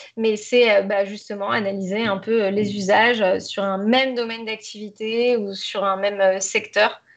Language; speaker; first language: French; native; French